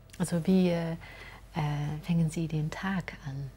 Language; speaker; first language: German; non-native, fluent; Dutch